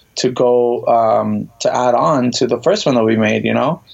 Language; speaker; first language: English; native; English